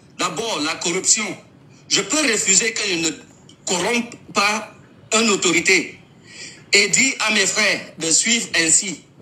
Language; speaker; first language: French; non-native, local second language; English